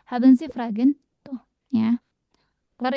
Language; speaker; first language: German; non-native, learner; Indonesian